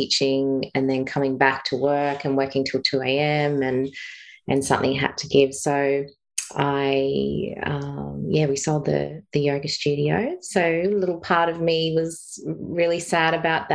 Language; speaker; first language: English; native; English